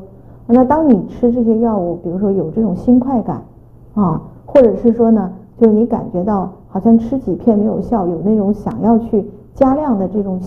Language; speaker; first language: Chinese; native; Chinese